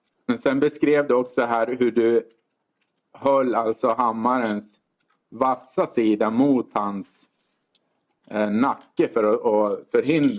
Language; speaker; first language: Swedish; native; Swedish